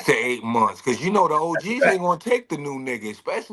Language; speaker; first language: English; native; English